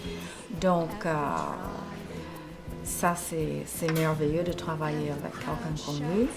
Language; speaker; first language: French; non-native, fluent; English